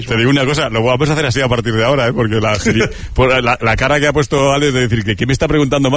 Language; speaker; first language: Spanish; native; Spanish